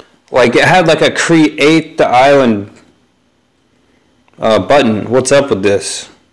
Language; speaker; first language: English; native; English